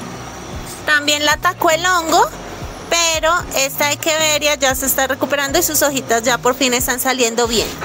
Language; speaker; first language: Spanish; native; Spanish